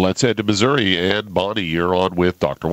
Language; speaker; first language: English; native; English